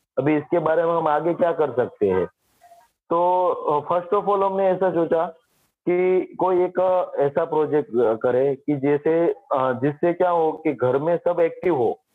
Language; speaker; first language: Hindi; non-native, local second language; Gujarati